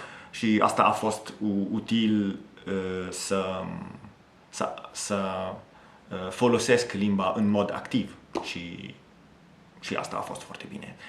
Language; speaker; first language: Romanian; non-native, fluent; Italian